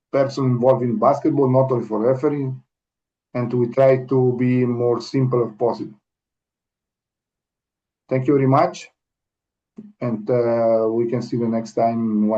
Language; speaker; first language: English; non-native, learner; Italian